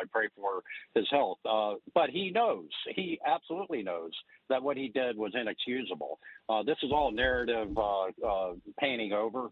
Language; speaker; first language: English; native; English